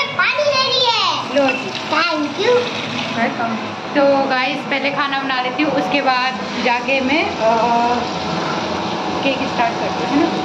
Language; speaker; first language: Hindi; native; Hindi